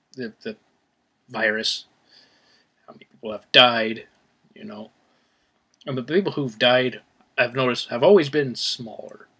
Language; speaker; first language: English; native; English